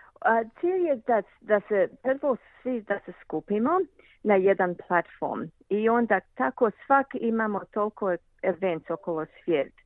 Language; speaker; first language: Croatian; early bilingual, heritage; Croatian